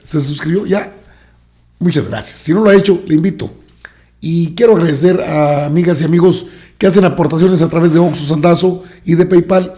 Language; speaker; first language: Spanish; native; Spanish